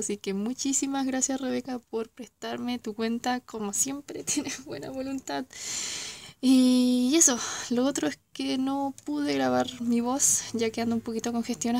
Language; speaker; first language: Spanish; native; Spanish